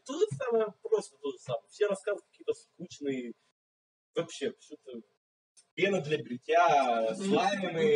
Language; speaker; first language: Russian; native; Russian